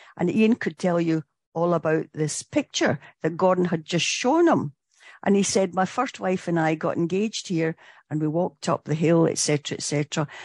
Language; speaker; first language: English; native; English